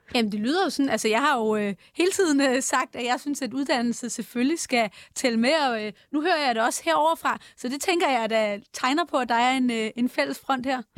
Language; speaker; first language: Danish; native; Danish